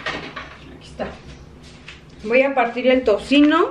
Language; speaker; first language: Spanish; native; Spanish